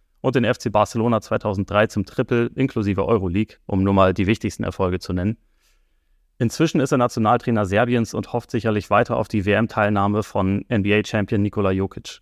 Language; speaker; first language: German; native; German